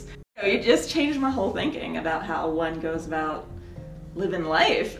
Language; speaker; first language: English; native; English